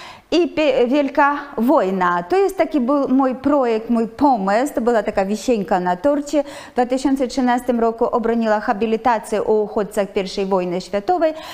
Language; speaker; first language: Polish; non-native, fluent; Ukrainian